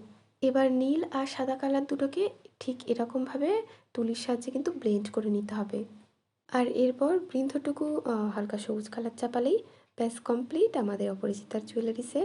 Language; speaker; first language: Bangla; native; Bangla